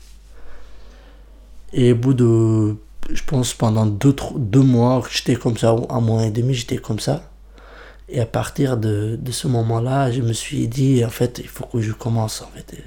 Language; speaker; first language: French; non-native, fluent; Kurdish